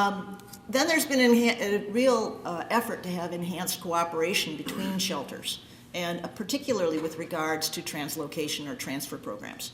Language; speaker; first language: English; native; English